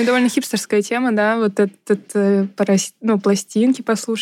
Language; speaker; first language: Russian; native; Russian